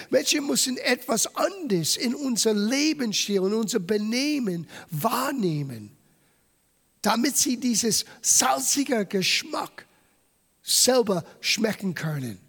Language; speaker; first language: German; non-native, fluent; English